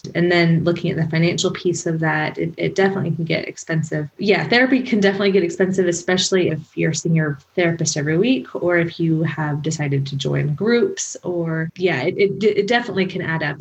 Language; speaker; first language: English; native; English